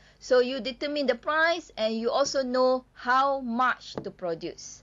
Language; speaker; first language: English; non-native, local second language; Malay